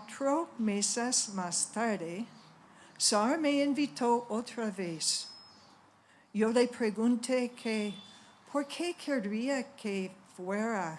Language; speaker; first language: Spanish; non-native, fluent; English